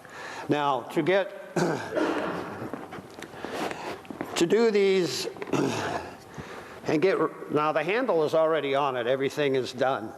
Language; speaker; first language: English; native; English